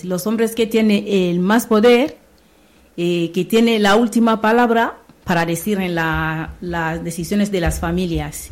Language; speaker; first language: Spanish; non-native, learner; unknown